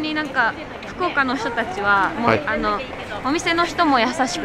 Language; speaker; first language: Japanese; early bilingual, other home language; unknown